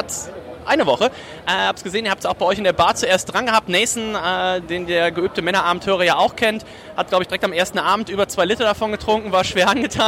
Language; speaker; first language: German; native; German